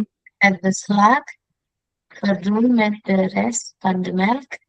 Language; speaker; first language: Dutch; non-native, learner; Indonesian